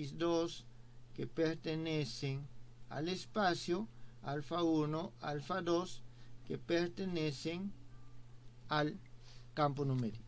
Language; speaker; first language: Spanish; native; Spanish